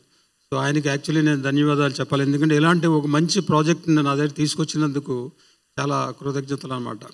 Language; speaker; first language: Telugu; native; Telugu